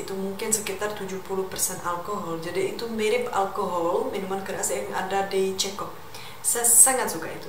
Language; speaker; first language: Indonesian; non-native, fluent; Czech